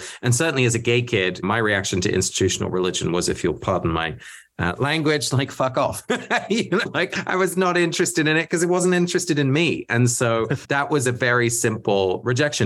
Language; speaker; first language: English; early bilingual, other home language; Dutch